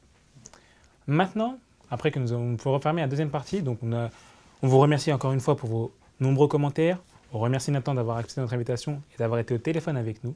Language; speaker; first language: French; native; French